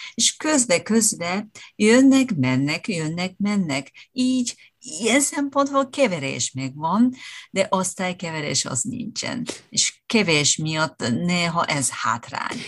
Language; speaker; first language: Hungarian; non-native, fluent; Japanese